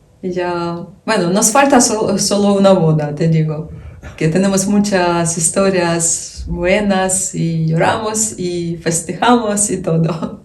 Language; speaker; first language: Spanish; non-native, fluent; Ukrainian